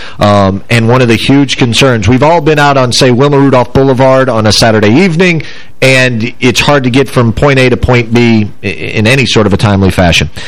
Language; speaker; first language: English; native; English